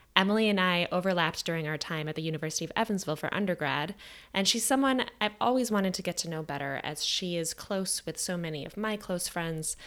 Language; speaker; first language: English; native; English